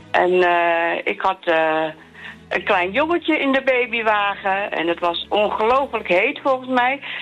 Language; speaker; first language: Dutch; native; Dutch